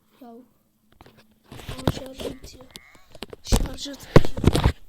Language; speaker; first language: Turkish; native; Turkish